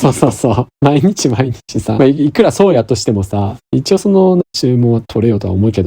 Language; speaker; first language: Japanese; native; Japanese